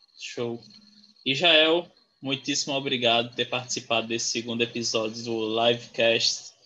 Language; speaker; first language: Portuguese; native; Portuguese